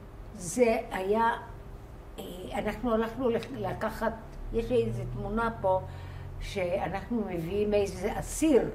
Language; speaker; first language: Hebrew; non-native, fluent; Bulgarian